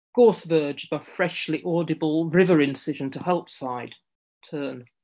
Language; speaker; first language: English; native; English